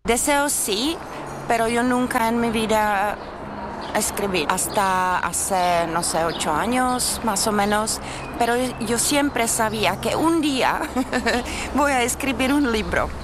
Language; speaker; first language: Spanish; non-native, learner; Czech